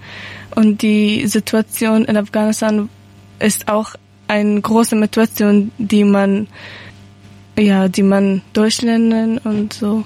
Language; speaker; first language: German; non-native, learner; Persian